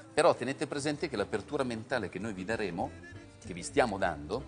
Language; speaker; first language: Italian; native; Italian